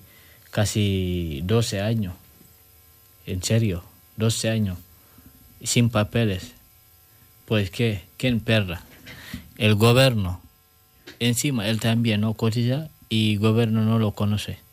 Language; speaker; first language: Spanish; non-native, learner; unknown